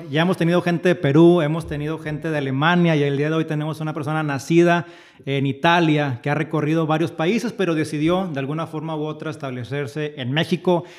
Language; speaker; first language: Spanish; native; Spanish